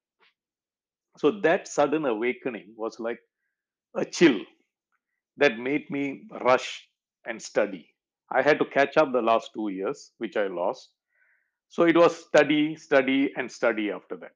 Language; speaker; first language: English; non-native, local second language; Malayalam